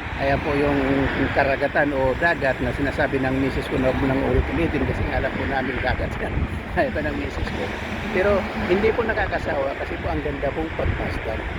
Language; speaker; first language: Filipino; non-native, local second language; Cebuano